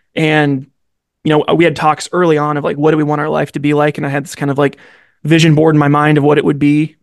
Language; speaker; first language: English; native; English